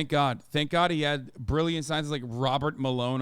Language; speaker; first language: English; native; English